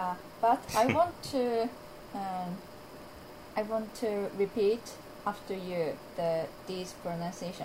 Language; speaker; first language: English; non-native, learner; Japanese